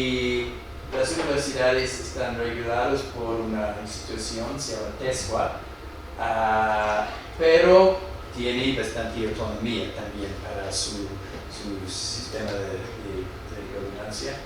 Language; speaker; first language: Spanish; non-native, fluent; English